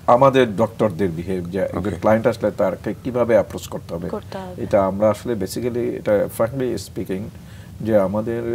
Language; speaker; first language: Bangla; native; Bangla